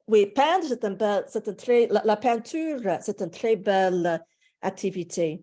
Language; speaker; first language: French; non-native, fluent; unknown